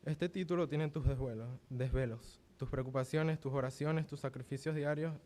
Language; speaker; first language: Spanish; early bilingual, other home language; English